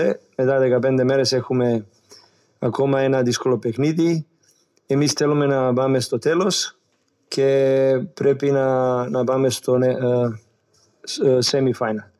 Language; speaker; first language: Greek; non-native, learner; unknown